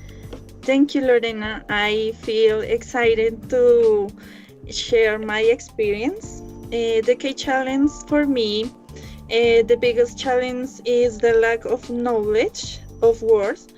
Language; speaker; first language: English; non-native, learner; Spanish